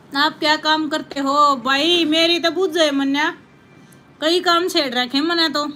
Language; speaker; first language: Hindi; native; Hindi